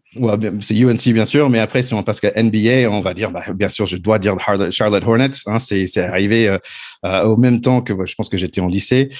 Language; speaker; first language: French; non-native, fluent; English